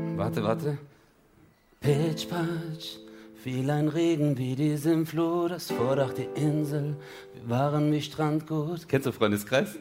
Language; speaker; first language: German; early bilingual, other home language; Turkish